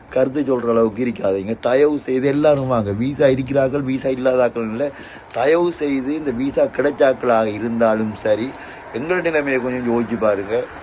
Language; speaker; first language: Tamil; native; Tamil